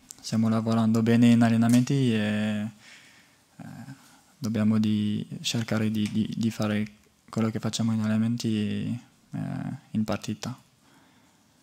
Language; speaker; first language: Italian; non-native, learner; French